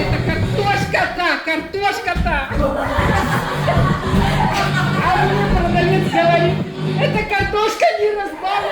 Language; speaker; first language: Russian; native; Russian